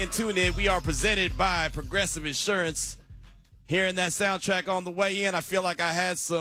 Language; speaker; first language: English; native; English